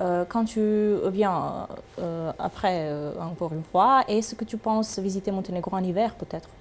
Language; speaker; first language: French; non-native, fluent; Serbian